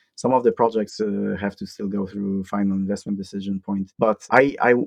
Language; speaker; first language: English; non-native, fluent; Polish